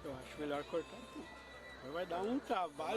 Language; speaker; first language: Portuguese; native; Portuguese